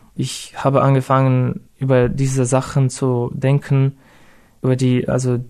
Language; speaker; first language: German; non-native, fluent; Russian